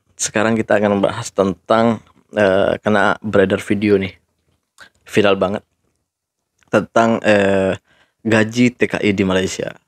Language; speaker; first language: Indonesian; native; Indonesian